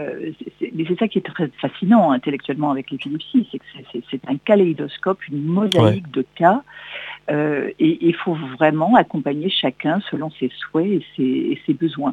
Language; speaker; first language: French; native; French